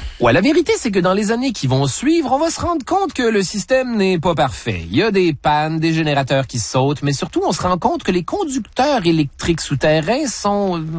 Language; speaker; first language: French; native; French